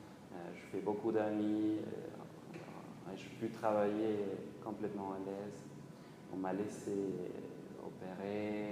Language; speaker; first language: French; non-native, fluent; Spanish